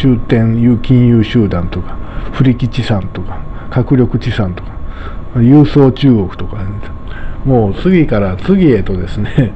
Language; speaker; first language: Japanese; native; Japanese